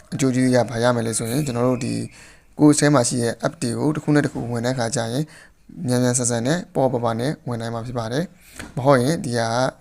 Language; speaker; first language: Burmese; native; Burmese